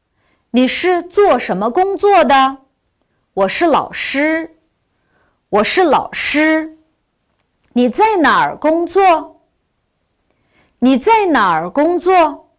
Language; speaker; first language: Chinese; non-native, local second language; Uyghur